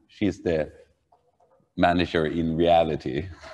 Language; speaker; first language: English; non-native, fluent; Swedish